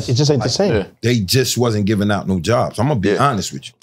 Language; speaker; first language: English; native; English